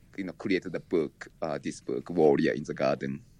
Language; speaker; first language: English; non-native, learner; Japanese